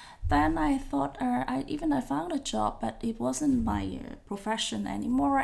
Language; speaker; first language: English; non-native, local second language; Cantonese